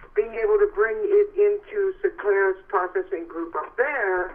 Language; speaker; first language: English; native; English